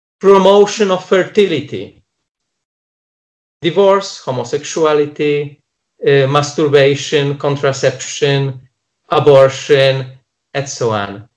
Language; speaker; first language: English; non-native, fluent; Polish